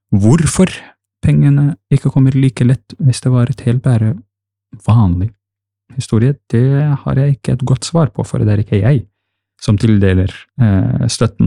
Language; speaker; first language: Norwegian; non-native, fluent; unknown